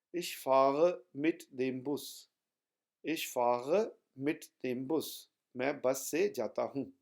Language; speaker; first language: German; non-native, fluent; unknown